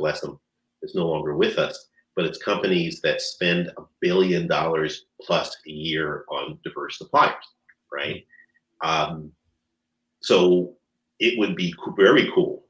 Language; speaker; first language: English; native; English